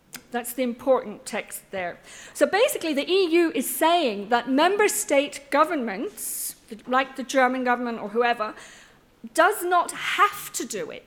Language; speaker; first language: English; native; English